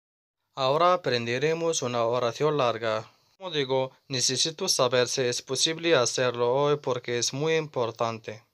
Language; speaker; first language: Spanish; non-native, fluent; Arabic